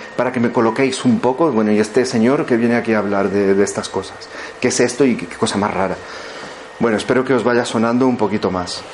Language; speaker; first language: Spanish; native; Spanish